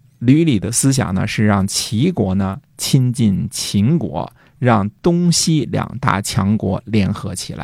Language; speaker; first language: Chinese; native; Chinese